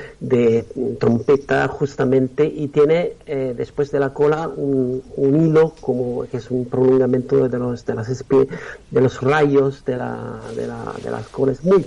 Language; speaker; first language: Spanish; non-native, fluent; Italian